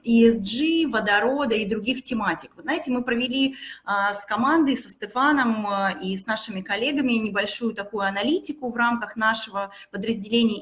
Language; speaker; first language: Russian; native; Russian